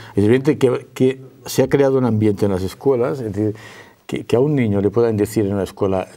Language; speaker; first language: Spanish; native; Spanish